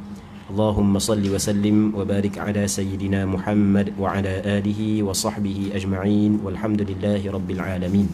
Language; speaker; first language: Arabic; non-native, fluent; Malay